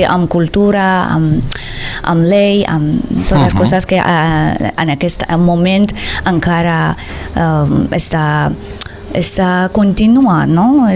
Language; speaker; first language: Catalan; non-native, learner; Persian